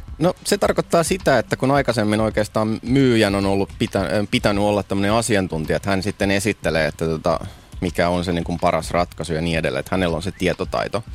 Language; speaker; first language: Finnish; native; Finnish